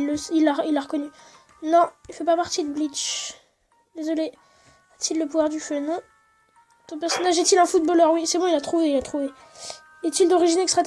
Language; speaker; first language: French; native; French